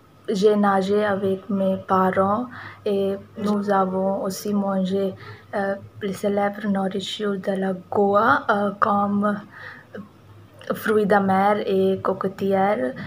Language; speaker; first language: French; non-native, learner; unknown